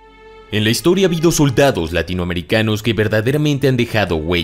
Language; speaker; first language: Spanish; native; Spanish